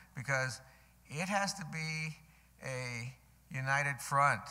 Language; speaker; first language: English; early bilingual, other home language; Spanish